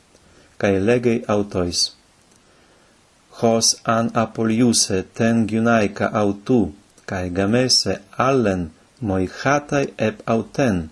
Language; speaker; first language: Greek; non-native, fluent; Ukrainian